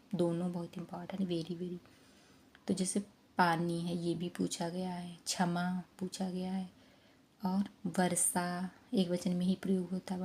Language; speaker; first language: Hindi; native; Hindi